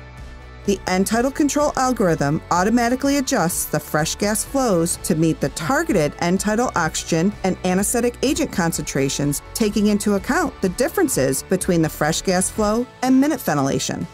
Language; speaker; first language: English; native; English